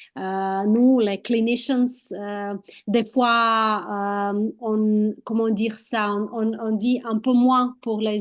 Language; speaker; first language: French; non-native, fluent; Croatian